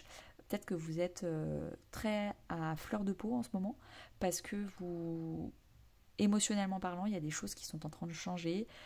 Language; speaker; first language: French; native; French